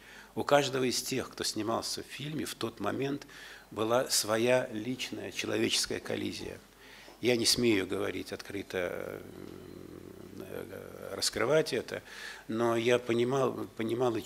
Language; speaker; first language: Russian; native; Russian